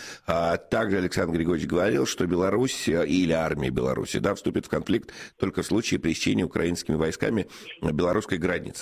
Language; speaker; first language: Russian; native; Russian